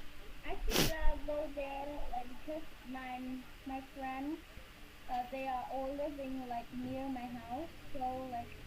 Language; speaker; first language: English; non-native, learner; Vietnamese